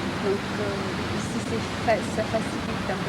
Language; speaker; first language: French; native; French